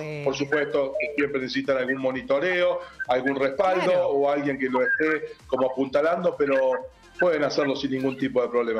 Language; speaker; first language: Spanish; native; Spanish